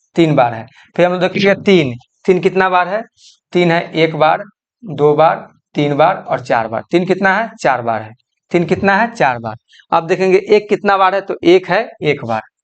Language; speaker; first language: Hindi; native; Hindi